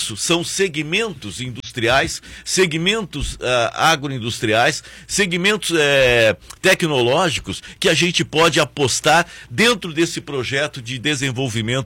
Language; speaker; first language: Portuguese; native; Portuguese